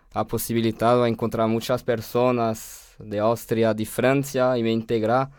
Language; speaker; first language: Spanish; non-native, fluent; French